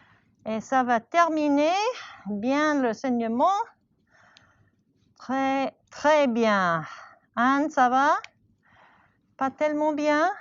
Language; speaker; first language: French; non-native, learner; English